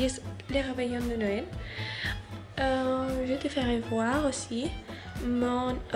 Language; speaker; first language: French; non-native, learner; Spanish